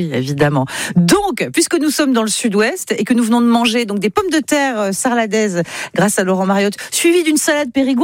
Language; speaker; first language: French; native; French